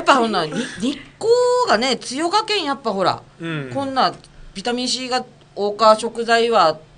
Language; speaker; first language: Japanese; native; Japanese